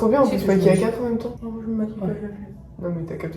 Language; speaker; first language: French; native; French